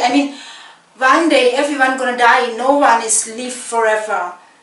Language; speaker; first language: English; non-native, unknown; Indonesian